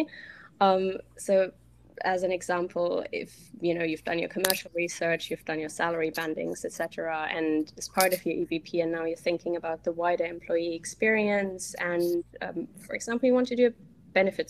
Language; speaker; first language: English; non-native, fluent; German